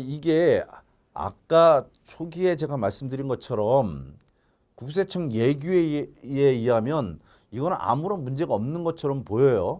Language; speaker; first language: Korean; native; Korean